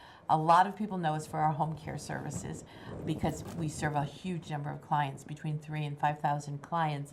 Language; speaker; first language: English; native; English